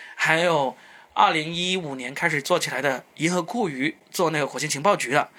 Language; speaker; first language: Chinese; non-native, local second language; Cantonese